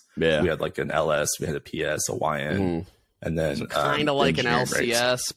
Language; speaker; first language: English; native; English